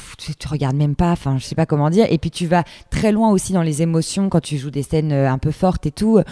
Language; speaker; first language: French; native; French